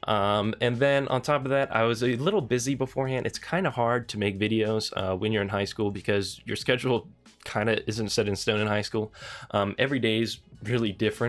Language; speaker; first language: English; native; English